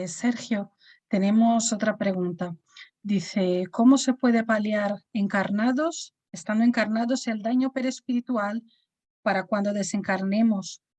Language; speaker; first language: Spanish; native; Spanish